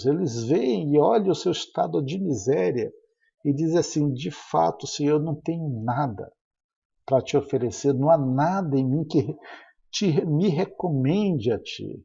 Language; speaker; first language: Portuguese; native; Portuguese